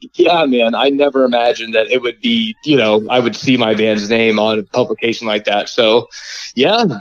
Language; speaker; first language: English; native; English